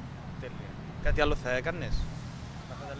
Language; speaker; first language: Greek; native; Greek